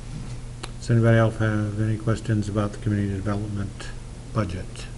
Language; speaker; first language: English; native; English